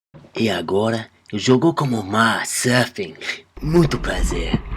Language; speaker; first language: Portuguese; non-native, learner; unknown